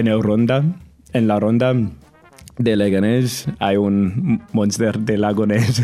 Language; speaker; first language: Spanish; non-native, learner; English